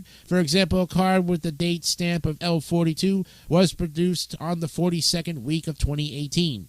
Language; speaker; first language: English; native; English